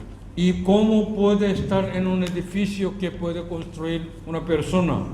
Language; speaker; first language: Spanish; non-native, learner; Korean